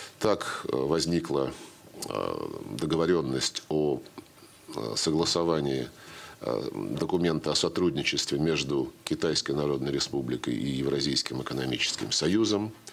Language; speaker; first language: Russian; native; Russian